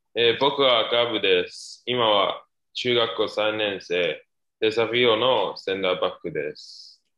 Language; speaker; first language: Japanese; non-native, learner; Chinese